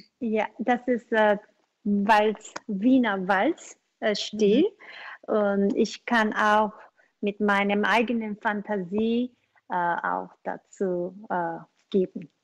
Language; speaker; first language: German; non-native, learner; Korean